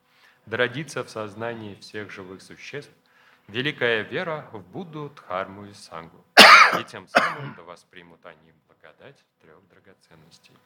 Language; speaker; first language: Russian; native; Russian